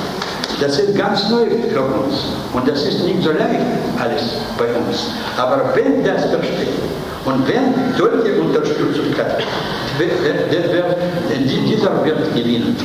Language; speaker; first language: German; non-native, fluent; Russian